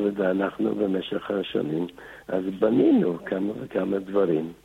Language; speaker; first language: Hebrew; non-native, fluent; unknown